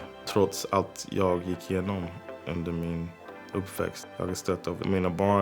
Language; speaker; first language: Swedish; non-native, fluent; English